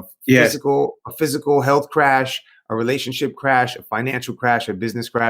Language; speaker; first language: English; native; English